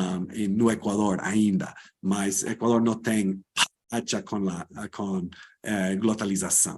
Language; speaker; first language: Portuguese; non-native, fluent; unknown